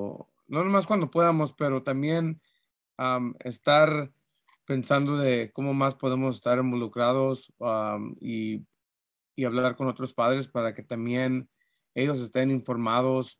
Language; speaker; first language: Spanish; early bilingual, heritage; Spanish